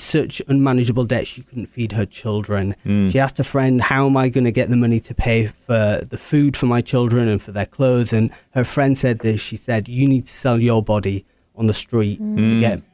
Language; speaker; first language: English; native; English